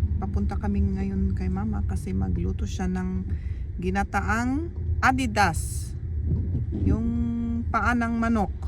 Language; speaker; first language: Filipino; native; Filipino